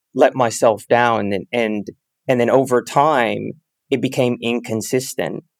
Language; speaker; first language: English; native; English